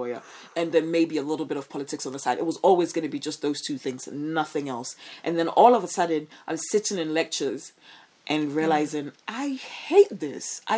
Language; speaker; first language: English; non-native, local second language; Akan